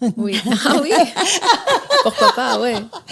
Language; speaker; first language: French; non-native, learner; Spanish